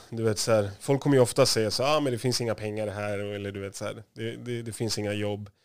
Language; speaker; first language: Swedish; native; Swedish